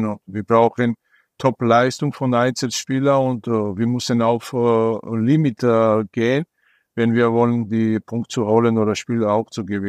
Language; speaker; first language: German; non-native, fluent; Georgian